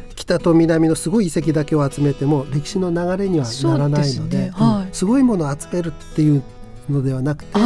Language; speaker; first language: Japanese; native; Japanese